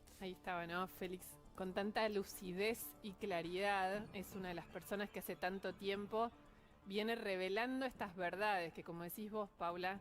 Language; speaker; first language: Spanish; native; Spanish